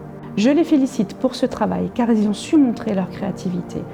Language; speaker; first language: French; native; French